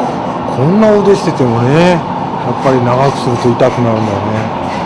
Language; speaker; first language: Japanese; native; Japanese